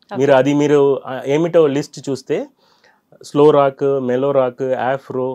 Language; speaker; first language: Telugu; non-native, local second language; Tamil